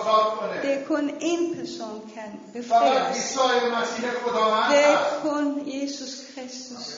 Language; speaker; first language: Danish; non-native, fluent; Persian